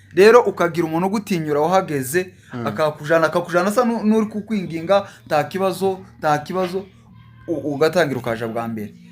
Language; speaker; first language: Kinyarwanda; native; Kinyarwanda